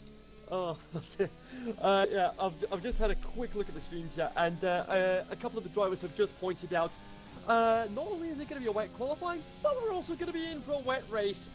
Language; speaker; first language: English; native; English